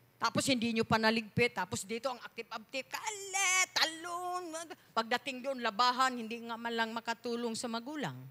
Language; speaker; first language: Filipino; non-native, local second language; Cebuano